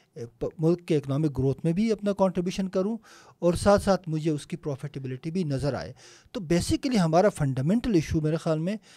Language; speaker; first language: Urdu; non-native, local second language; Punjabi